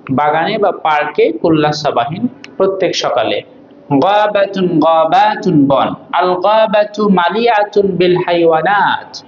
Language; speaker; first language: Bangla; native; Bangla